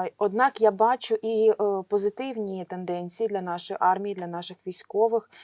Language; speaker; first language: Ukrainian; non-native, local second language; Russian